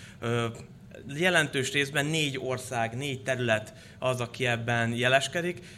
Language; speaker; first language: Hungarian; native; Hungarian